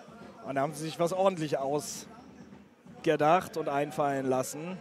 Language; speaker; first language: German; native; German